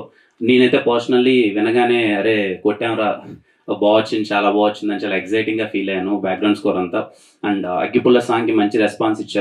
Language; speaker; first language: Telugu; native; Telugu